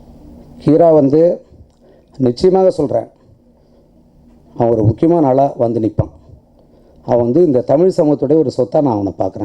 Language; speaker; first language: Tamil; native; Tamil